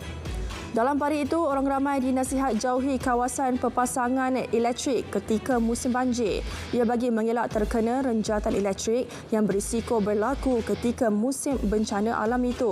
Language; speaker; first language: Malay; native; Malay